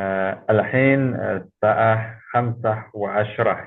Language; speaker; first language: Arabic; non-native, learner; Indonesian